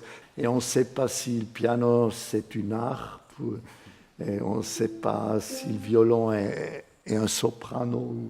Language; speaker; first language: French; non-native, fluent; Swiss German